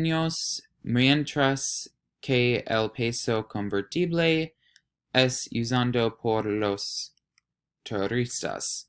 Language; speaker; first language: Spanish; non-native, learner; English